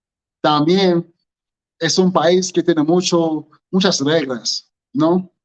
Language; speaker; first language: Spanish; non-native, learner; English